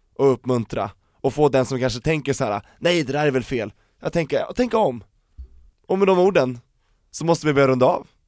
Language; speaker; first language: Swedish; native; Swedish